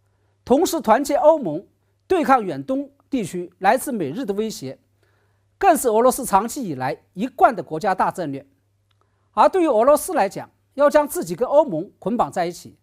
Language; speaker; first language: Chinese; native; Chinese